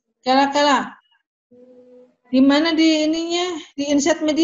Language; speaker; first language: Indonesian; native; Indonesian